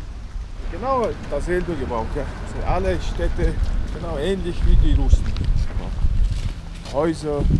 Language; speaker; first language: German; non-native, learner; Mongolian